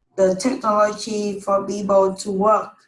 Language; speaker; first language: English; non-native, learner; Vietnamese